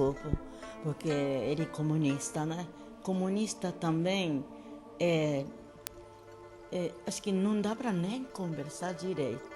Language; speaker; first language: Portuguese; non-native, learner; Japanese